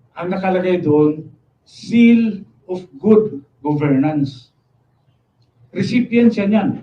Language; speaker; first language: Filipino; non-native, local second language; Cebuano